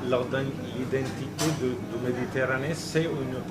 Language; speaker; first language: French; non-native, fluent; Italian